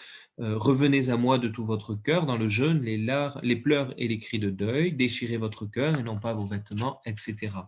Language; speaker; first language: French; native; French